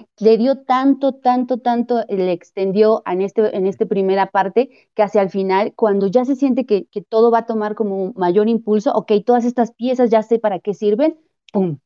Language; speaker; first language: Spanish; native; Spanish